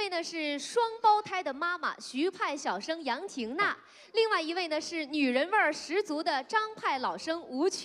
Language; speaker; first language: Chinese; native; Chinese